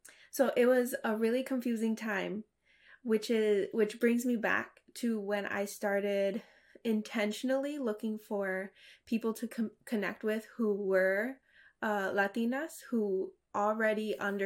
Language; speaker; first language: English; native; English